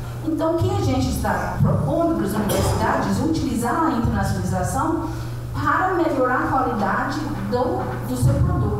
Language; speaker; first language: Portuguese; native; Portuguese